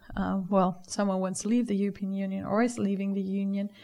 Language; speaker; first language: English; non-native, fluent; German